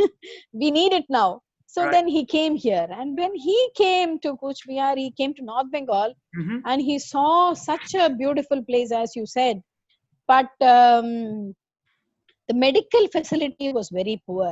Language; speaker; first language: English; non-native, local second language; Tamil